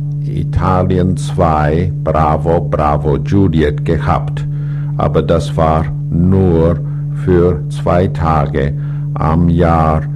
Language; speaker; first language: German; non-native, learner; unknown